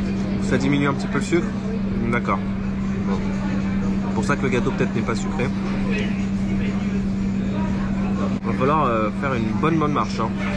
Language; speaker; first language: French; native; French